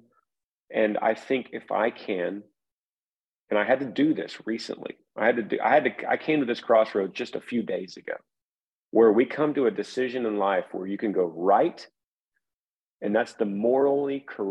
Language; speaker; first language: English; native; English